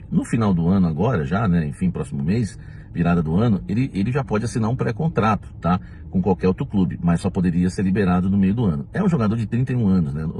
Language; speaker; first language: Portuguese; native; Portuguese